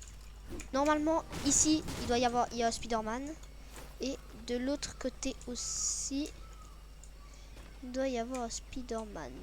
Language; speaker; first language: French; native; French